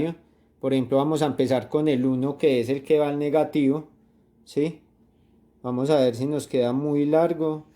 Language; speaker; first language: Spanish; native; Spanish